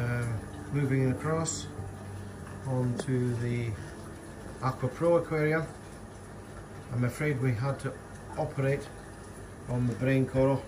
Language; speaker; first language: English; native; English